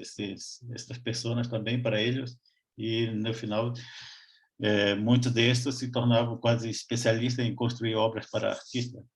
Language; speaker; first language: Spanish; non-native, fluent; Portuguese